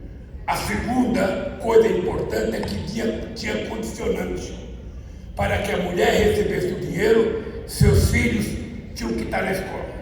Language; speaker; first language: Portuguese; native; Portuguese